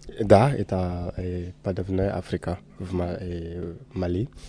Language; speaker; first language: Russian; non-native, learner; Bambara